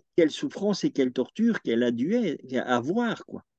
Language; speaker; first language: French; native; French